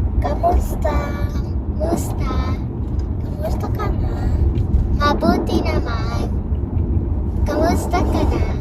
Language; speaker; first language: Filipino; non-native, learner; English